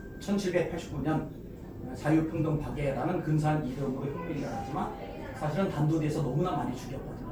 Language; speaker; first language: Korean; native; Korean